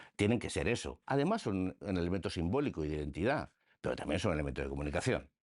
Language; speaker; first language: Spanish; native; Spanish